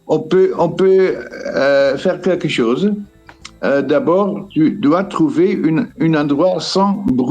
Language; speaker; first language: French; non-native, fluent; Dutch